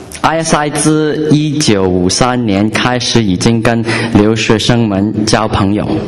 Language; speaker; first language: Chinese; non-native, learner; English